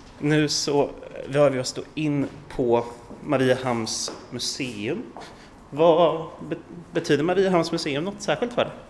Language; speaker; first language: Swedish; native; Swedish